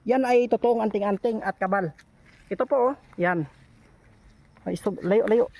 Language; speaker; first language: Filipino; non-native, local second language; Cebuano